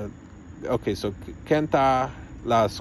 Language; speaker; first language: Spanish; non-native, learner; English